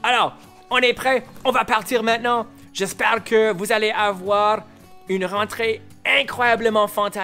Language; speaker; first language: French; non-native, fluent; English